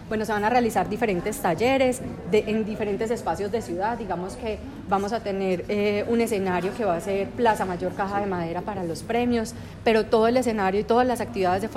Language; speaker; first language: Spanish; native; Spanish